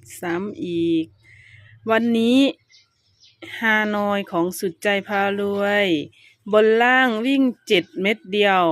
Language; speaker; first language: Thai; native; Thai